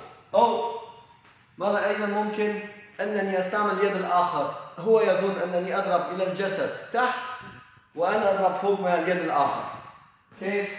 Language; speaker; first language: Arabic; non-native, learner; Polish